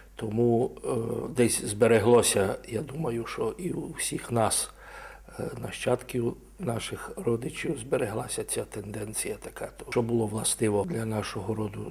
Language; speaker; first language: Ukrainian; native; Ukrainian